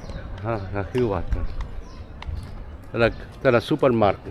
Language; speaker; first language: Finnish; non-native, learner; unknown